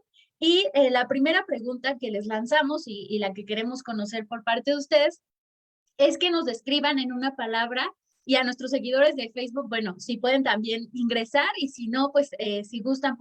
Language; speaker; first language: Spanish; native; Spanish